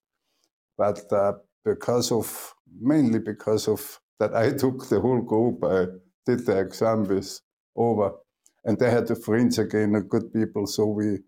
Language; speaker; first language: English; non-native, fluent; German